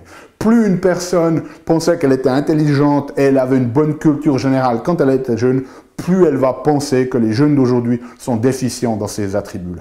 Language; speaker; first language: French; native; French